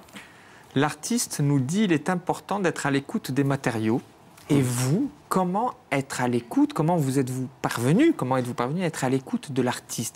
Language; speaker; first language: French; native; French